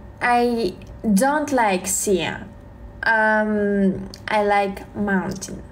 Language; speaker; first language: English; non-native, learner; Russian